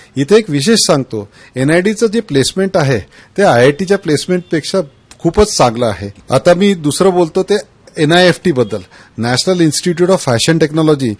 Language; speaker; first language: Marathi; non-native, local second language; Gujarati